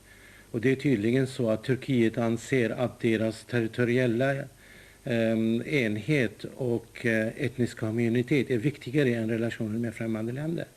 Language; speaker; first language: Swedish; non-native, fluent; Kurdish